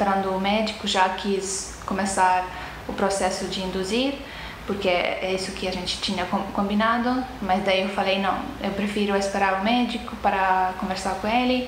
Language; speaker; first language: Portuguese; non-native, fluent; Estonian